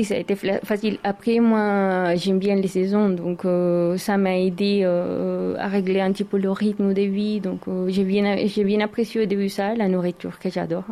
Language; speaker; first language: French; non-native, fluent; Spanish